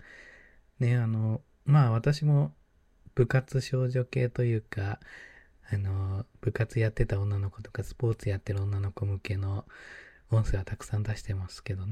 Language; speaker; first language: Japanese; native; Japanese